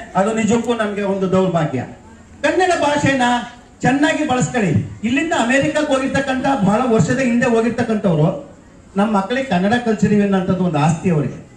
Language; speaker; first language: Kannada; native; Kannada